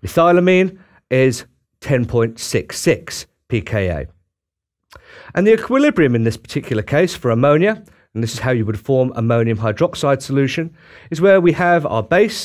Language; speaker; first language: English; native; English